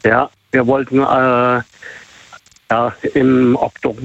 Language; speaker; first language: German; native; German